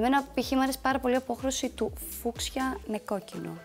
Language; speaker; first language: Greek; native; Greek